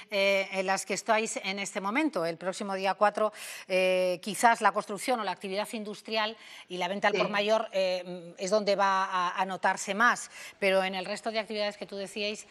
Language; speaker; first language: Spanish; native; Spanish